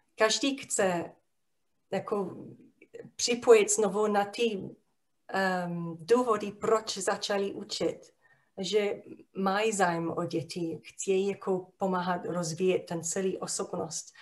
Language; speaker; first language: Czech; non-native, fluent; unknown